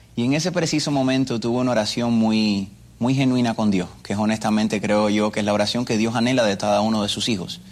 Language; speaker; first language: Spanish; early bilingual, other home language; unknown